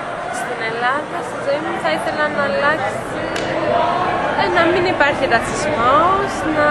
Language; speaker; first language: Greek; non-native, fluent; Albanian